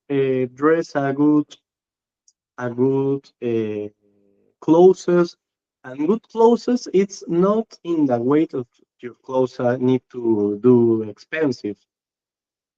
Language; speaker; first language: English; non-native, learner; Spanish